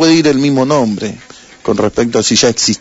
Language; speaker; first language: Spanish; native; Spanish